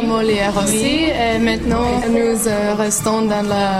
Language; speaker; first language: French; non-native, learner; Serbian